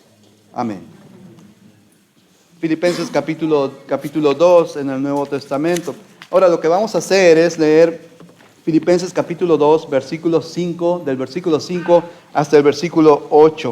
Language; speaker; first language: Spanish; native; Spanish